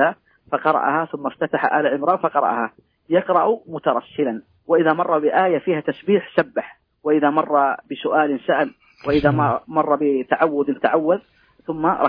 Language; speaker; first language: Arabic; native; Arabic